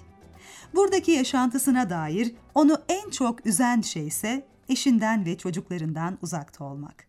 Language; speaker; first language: Turkish; native; Turkish